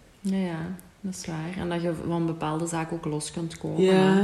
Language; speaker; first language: Dutch; native; Dutch